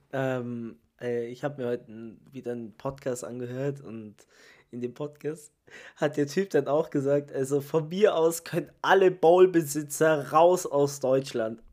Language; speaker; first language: German; early bilingual, other home language; Italian